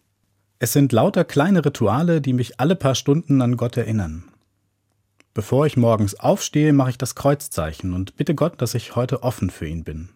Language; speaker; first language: German; native; German